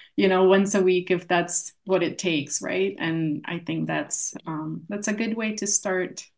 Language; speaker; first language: English; non-native, fluent; Polish